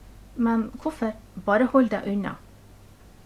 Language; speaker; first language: Norwegian; native; Norwegian